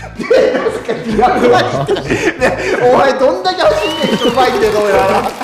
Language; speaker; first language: Japanese; native; Japanese